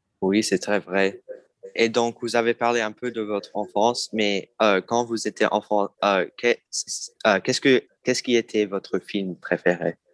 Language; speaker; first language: French; non-native, fluent; English